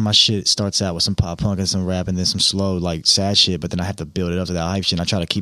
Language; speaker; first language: English; native; English